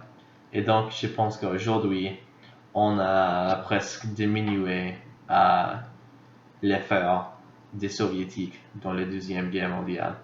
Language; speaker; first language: French; non-native, fluent; English